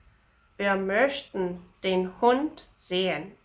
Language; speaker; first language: German; non-native, fluent; English